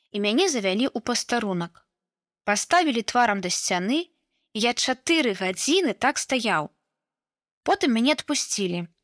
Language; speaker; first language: Belarusian; native; Belarusian